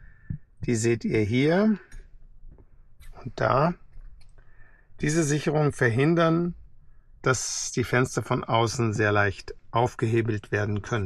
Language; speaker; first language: German; native; German